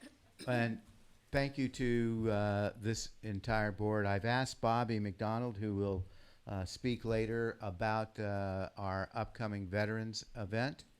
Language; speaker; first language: English; native; English